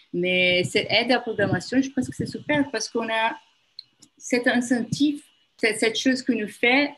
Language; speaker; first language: French; non-native, fluent; Portuguese